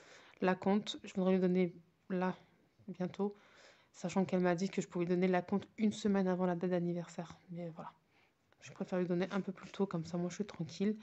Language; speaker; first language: French; native; French